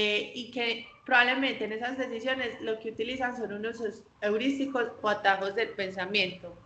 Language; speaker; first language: Spanish; native; Spanish